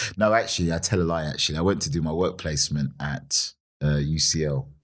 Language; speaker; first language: English; native; English